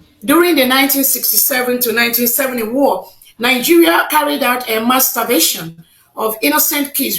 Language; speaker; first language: English; non-native, local second language; Igbo